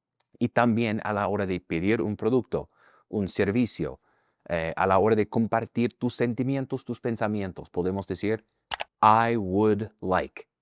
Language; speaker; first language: Spanish; non-native, fluent; English